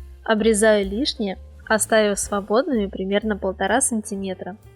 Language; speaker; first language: Russian; native; Russian